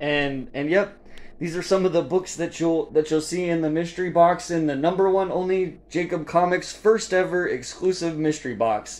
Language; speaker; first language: English; native; English